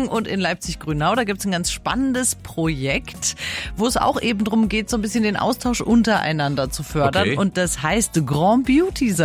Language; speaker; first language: German; native; German